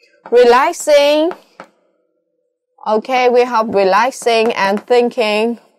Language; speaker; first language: English; non-native, fluent; Vietnamese